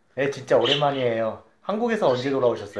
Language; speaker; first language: Korean; non-native, learner; Russian